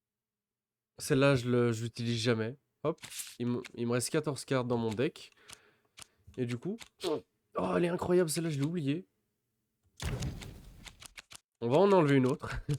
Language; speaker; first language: French; native; French